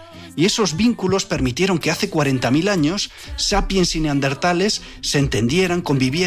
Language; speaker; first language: Spanish; native; Spanish